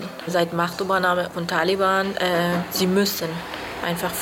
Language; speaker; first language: German; non-native, learner; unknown